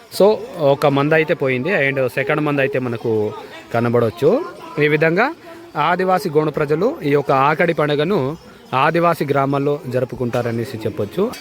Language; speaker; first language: Telugu; non-native, local second language; Gondi